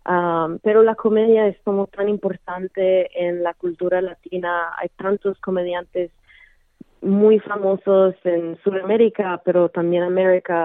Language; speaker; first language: Spanish; early bilingual, heritage; Spanish